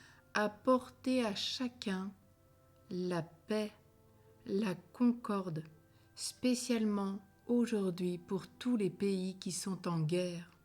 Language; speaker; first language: French; native; French